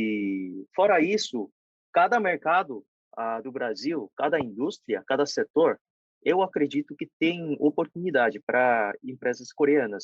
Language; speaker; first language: Portuguese; non-native, fluent; Korean